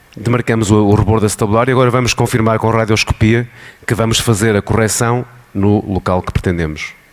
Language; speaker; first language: Portuguese; native; Portuguese